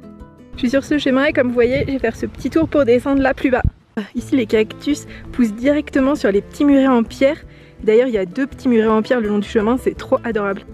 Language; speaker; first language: French; native; French